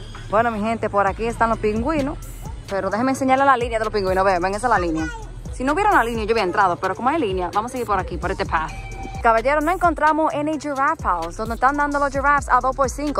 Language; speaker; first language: Spanish; early bilingual, heritage; Spanish